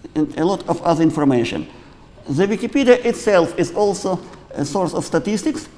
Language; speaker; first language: English; non-native, fluent; Ukrainian